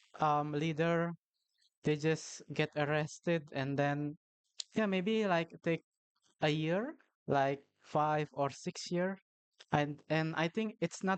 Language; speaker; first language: English; non-native, learner; Indonesian